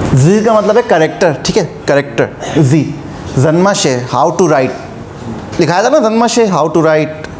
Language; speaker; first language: Urdu; native; Urdu